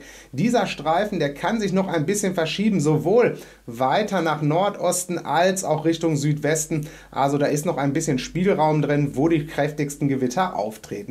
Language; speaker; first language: German; native; German